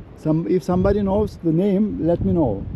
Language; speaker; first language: English; non-native, learner; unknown